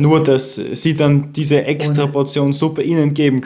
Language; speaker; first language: German; native; German